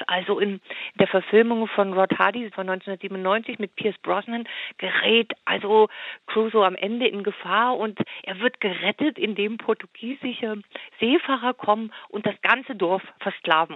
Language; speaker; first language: German; native; German